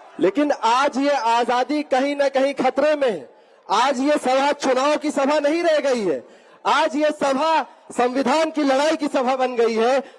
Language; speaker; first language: Hindi; native; Hindi